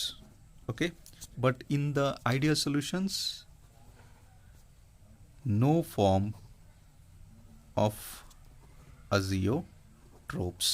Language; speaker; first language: English; non-native, local second language; Kannada